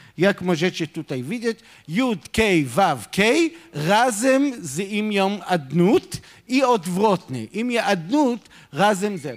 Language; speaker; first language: Polish; non-native, fluent; Hebrew